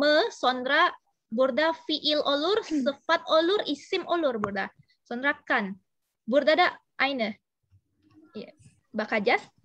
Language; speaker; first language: Turkish; non-native, learner; Indonesian